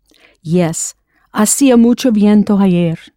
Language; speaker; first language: Spanish; non-native, fluent; English